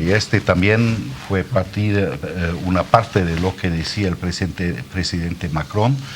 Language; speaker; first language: Spanish; non-native, fluent; German